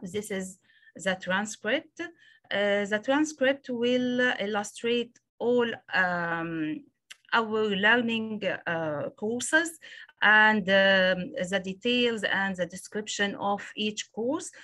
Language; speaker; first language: English; non-native, local second language; Arabic